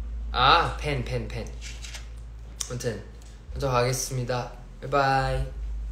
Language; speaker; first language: Korean; non-native, fluent; Thai